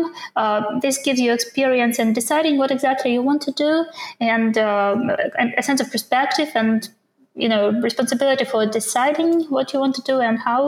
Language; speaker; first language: English; non-native, fluent; Ukrainian